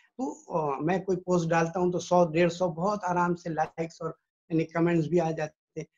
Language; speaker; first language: Urdu; native; Urdu